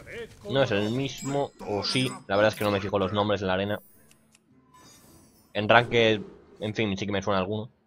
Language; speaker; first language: Spanish; native; Spanish